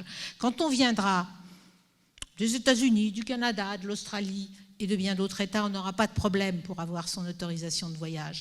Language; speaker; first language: French; native; French